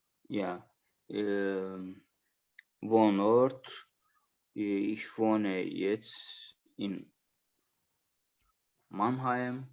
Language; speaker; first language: German; non-native, learner; Azerbaijani